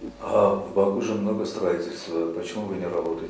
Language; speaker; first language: Russian; native; Russian